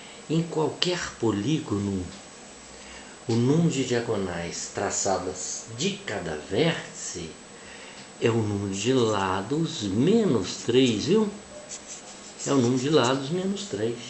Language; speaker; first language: Portuguese; native; Portuguese